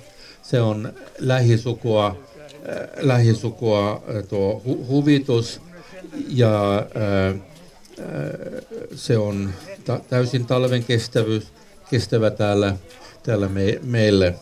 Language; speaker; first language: Finnish; non-native, local second language; Swedish